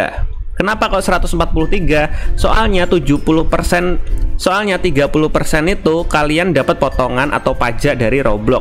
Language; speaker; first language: Indonesian; native; Indonesian